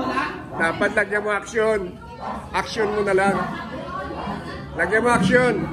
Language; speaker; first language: Filipino; native; Filipino